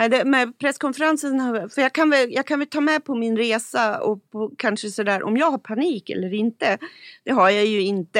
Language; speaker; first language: Swedish; native; Swedish